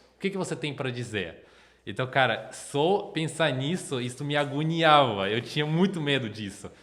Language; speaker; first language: Portuguese; non-native, fluent; Russian